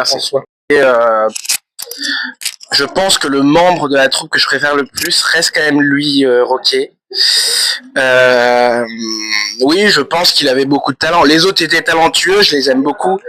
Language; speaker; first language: French; native; French